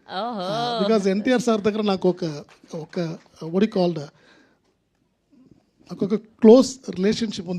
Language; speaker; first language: Telugu; non-native, learner; Tamil